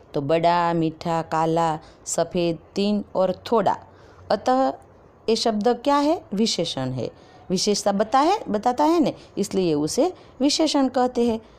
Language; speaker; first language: Hindi; non-native, local second language; Gujarati